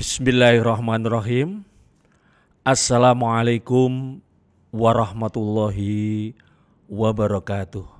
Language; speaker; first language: Indonesian; non-native, local second language; Javanese